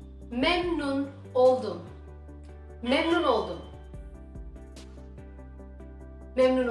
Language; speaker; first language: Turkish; non-native, fluent; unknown